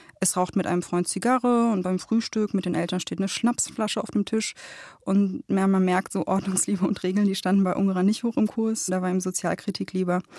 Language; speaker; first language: German; native; German